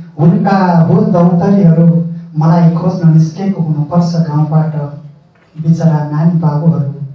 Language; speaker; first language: Nepali; native; Nepali